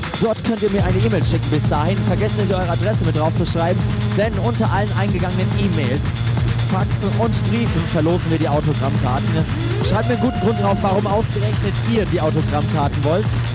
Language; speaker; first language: German; native; German